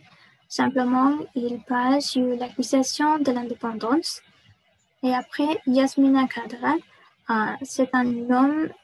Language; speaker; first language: French; non-native, learner; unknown